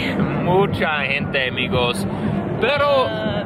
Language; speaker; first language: Spanish; non-native, learner; English